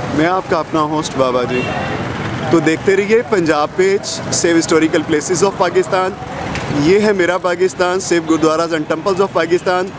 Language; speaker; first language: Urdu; non-native, local second language; Punjabi